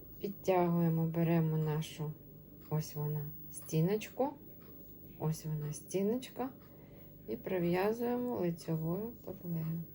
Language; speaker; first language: Ukrainian; non-native, local second language; Russian